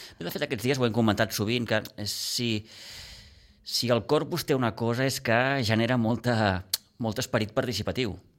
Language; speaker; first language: Catalan; native; Catalan